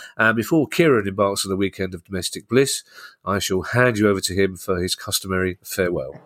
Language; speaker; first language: English; native; English